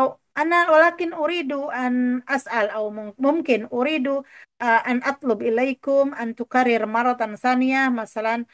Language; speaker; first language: Arabic; non-native, fluent; Indonesian